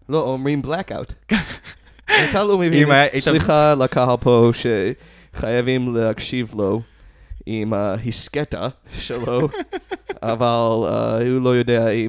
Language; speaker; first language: Hebrew; non-native, fluent; English